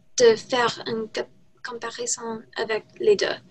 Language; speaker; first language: French; non-native, learner; English